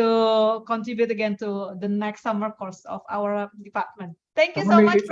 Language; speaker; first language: English; non-native, fluent; Indonesian